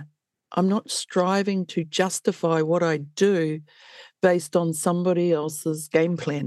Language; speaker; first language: English; native; English